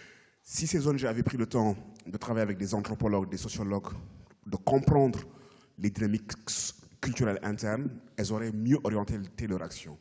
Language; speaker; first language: French; native; French